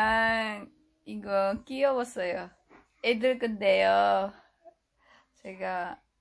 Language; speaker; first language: Korean; non-native, fluent; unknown